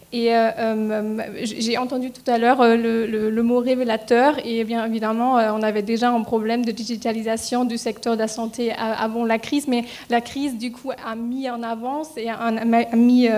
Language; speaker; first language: French; non-native, fluent; German